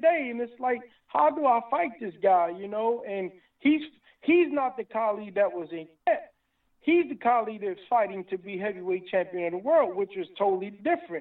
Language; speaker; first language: English; native; English